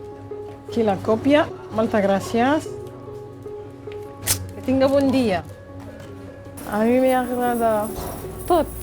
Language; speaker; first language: Catalan; non-native, fluent; Fula